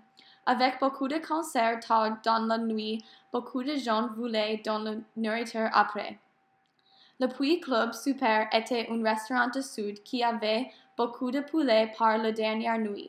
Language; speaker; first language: French; non-native, learner; English